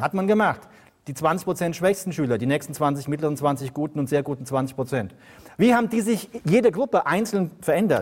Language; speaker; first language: German; native; German